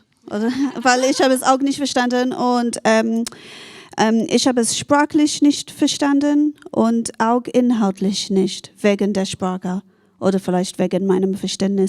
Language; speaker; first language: German; non-native, fluent; English